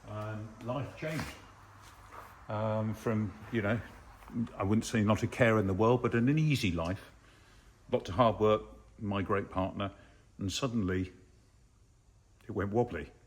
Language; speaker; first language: English; native; English